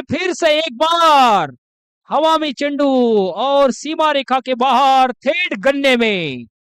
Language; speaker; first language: Hindi; non-native, local second language; Marathi